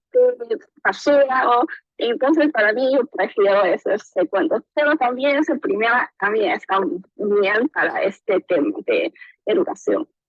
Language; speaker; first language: Spanish; non-native, learner; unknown